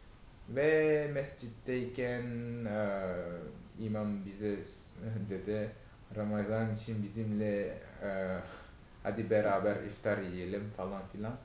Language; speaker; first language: Turkish; non-native, fluent; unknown